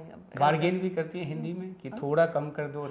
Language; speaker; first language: Hindi; native; Hindi